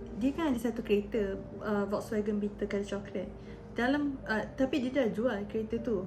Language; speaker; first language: Malay; native; Malay